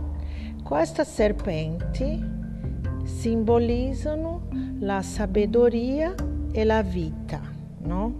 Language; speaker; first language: Italian; non-native, fluent; Portuguese